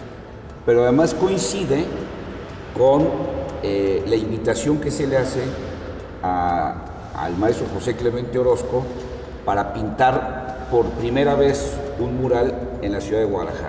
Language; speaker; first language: Spanish; native; Spanish